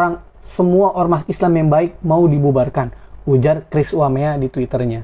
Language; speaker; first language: Indonesian; native; Indonesian